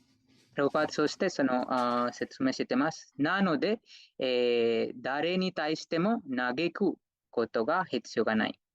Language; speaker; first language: Japanese; non-native, fluent; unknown